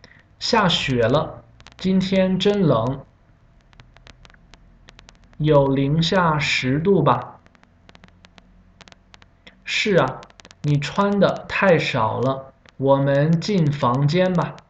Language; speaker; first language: Chinese; non-native, fluent; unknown